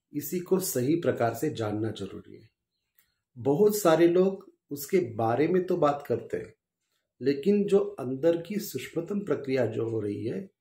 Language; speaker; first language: Hindi; non-native, local second language; Marathi